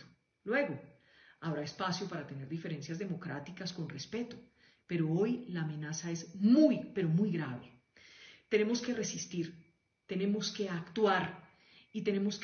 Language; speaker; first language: Spanish; native; Spanish